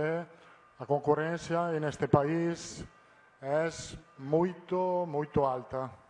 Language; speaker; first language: Portuguese; non-native, fluent; Italian